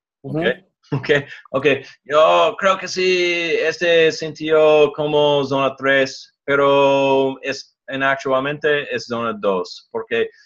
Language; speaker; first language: Spanish; non-native, learner; English